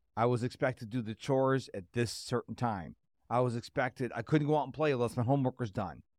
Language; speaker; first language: English; early bilingual, other home language; Polish